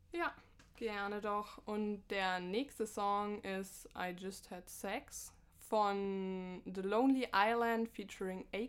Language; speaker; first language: German; native; German